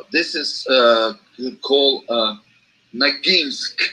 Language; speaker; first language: English; non-native, learner; Russian